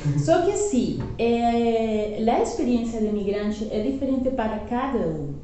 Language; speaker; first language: Portuguese; non-native, learner; Spanish